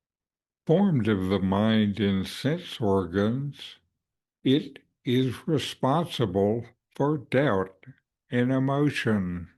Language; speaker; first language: English; native; English